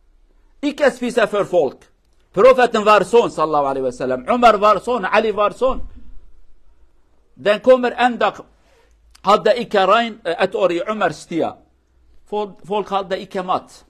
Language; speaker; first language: Norwegian; non-native, learner; Kurdish